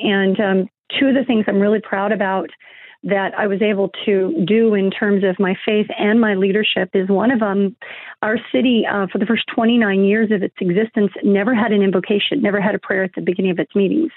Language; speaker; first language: English; native; English